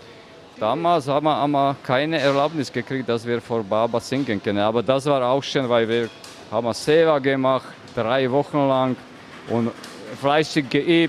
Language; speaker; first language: German; non-native, fluent; Slovak